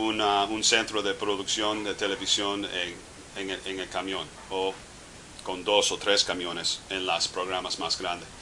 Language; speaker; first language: Spanish; non-native, fluent; English